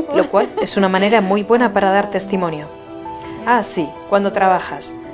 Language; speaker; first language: Spanish; non-native, fluent; German